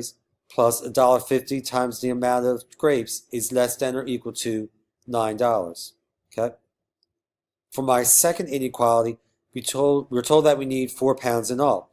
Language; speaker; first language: English; native; English